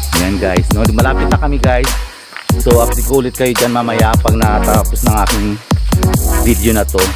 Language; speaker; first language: Filipino; non-native, local second language; Bikol